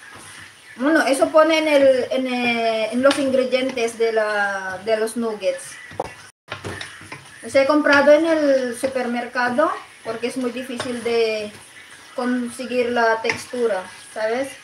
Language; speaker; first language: Spanish; non-native, fluent; Filipino